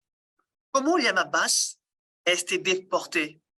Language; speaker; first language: Spanish; non-native, learner; French